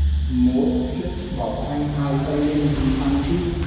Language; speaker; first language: Vietnamese; non-native, learner; Hindi